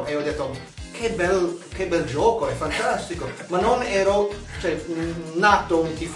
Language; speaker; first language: Italian; non-native, fluent; English